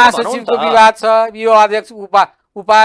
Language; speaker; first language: Nepali; native; Nepali